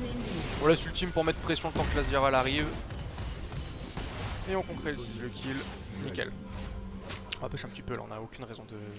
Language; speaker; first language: French; native; French